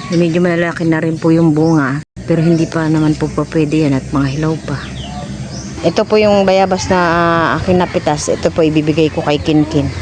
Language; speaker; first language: Filipino; native; Filipino